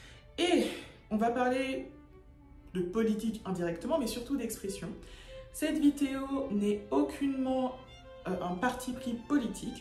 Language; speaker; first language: French; native; French